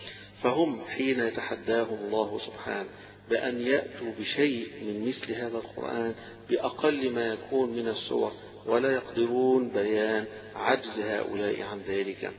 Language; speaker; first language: Arabic; native; Arabic